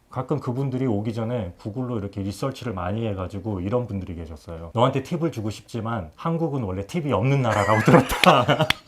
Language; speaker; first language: Korean; early bilingual, heritage; Korean